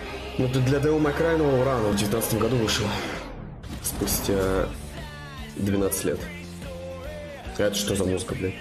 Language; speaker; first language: Russian; native; Russian